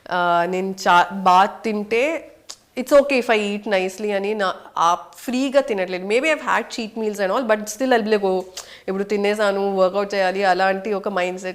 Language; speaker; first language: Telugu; non-native, fluent; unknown